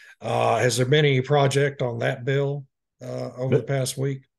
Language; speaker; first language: English; native; English